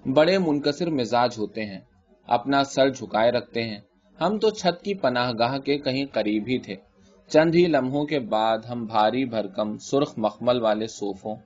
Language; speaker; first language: Urdu; native; Urdu